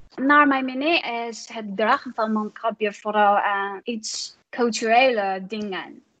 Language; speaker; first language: Dutch; non-native, learner; Chinese